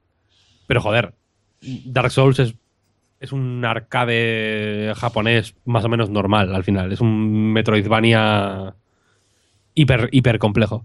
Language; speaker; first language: Spanish; native; Spanish